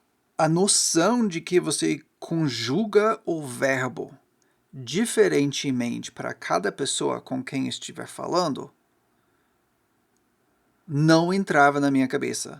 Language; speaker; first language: Portuguese; non-native, fluent; English